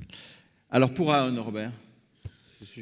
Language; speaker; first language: French; native; French